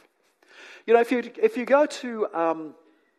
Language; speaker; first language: English; native; English